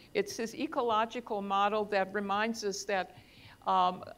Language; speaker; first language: English; native; English